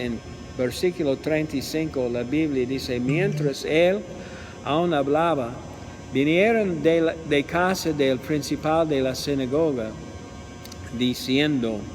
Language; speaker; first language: Spanish; non-native, learner; English